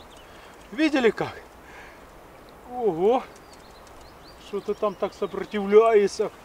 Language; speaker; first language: Russian; native; Russian